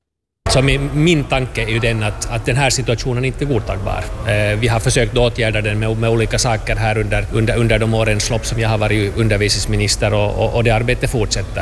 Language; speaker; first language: Swedish; native; Swedish